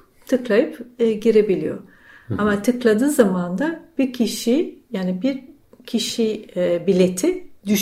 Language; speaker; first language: Turkish; non-native, fluent; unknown